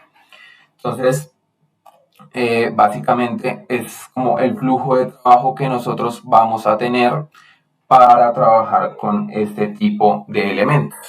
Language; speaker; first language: Spanish; native; Spanish